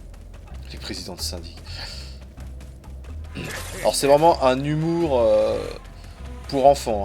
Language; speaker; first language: French; native; French